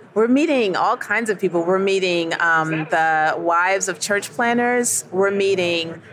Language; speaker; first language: English; native; English